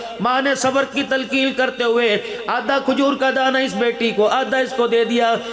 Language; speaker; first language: Urdu; non-native, local second language; Punjabi